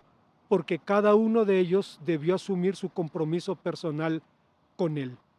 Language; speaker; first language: Spanish; native; Spanish